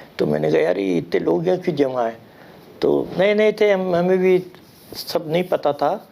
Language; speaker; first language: Urdu; native; Urdu